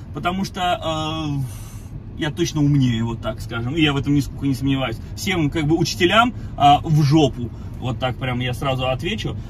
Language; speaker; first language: Russian; native; Russian